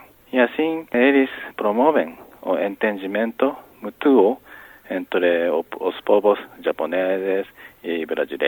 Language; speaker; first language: Portuguese; non-native, fluent; Japanese